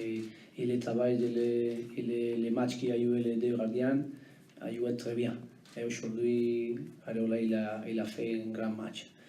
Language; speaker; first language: French; non-native, learner; Spanish